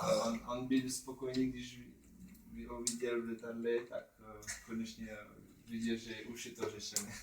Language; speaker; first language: Czech; non-native, learner; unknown